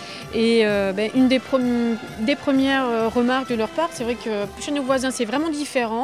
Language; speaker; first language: French; native; French